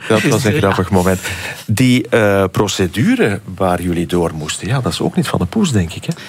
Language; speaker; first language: Dutch; native; Dutch